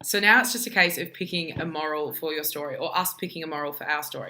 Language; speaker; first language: English; native; English